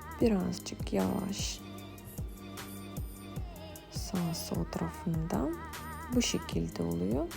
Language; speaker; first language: Turkish; non-native, fluent; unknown